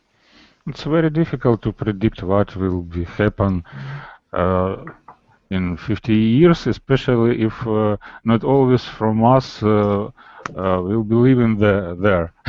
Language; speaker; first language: English; non-native, learner; Russian